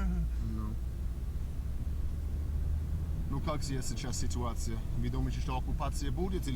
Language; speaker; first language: Russian; non-native, fluent; English